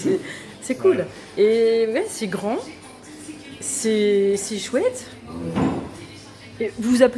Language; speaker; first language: French; native; French